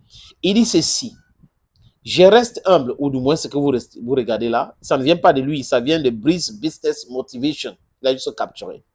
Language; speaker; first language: French; non-native, local second language; English